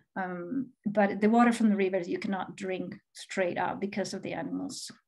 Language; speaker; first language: English; non-native, fluent; Spanish